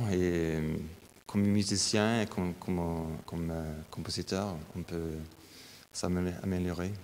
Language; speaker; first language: French; non-native, fluent; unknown